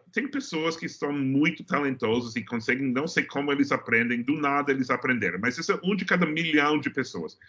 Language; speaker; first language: Portuguese; non-native, fluent; English